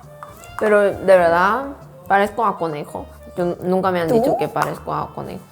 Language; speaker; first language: Spanish; non-native, learner; Korean